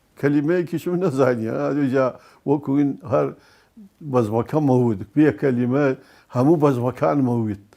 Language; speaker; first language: Central Kurdish; non-native, local second language; Gurani